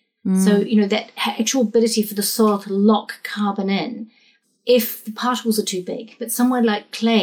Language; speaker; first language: English; native; English